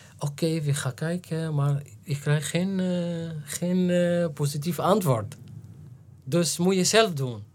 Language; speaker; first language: Dutch; non-native, learner; Arabic